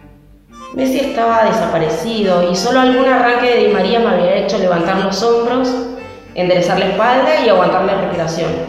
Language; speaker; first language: Spanish; native; Spanish